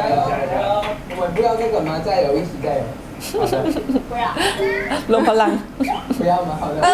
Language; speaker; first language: Chinese; non-native, fluent; Thai